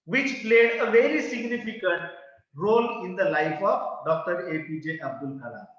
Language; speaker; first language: English; non-native, local second language; Marathi